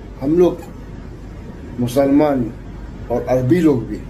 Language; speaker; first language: Hindi; non-native, learner; Arabic